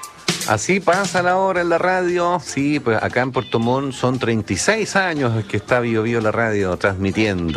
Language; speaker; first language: Spanish; native; Spanish